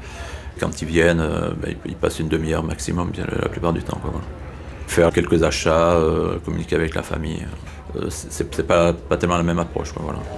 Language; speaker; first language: French; native; French